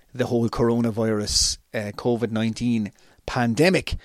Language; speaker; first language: English; native; English